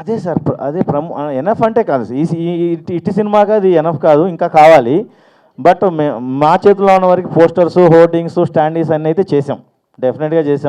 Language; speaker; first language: Telugu; native; Telugu